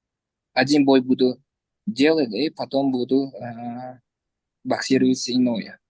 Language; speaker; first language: Russian; non-native, learner; Uzbek